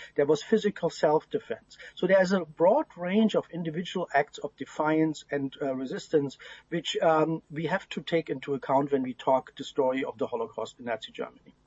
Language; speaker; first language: English; non-native, fluent; German